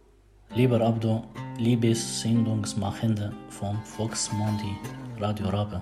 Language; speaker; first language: German; non-native, fluent; Kurdish